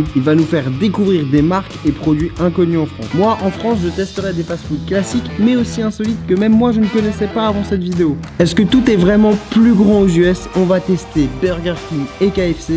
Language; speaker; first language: French; native; French